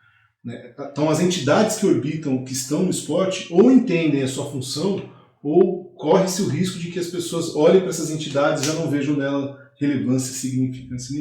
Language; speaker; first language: Portuguese; native; Portuguese